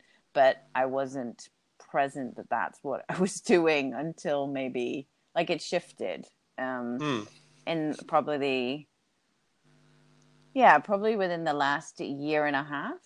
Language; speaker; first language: English; native; English